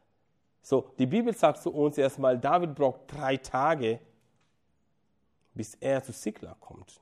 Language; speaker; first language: German; non-native, fluent; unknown